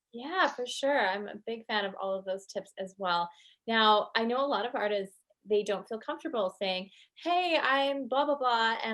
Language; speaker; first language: English; native; English